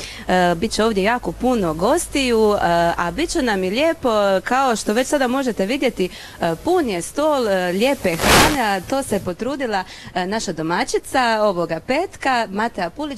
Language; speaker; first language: Croatian; native; Croatian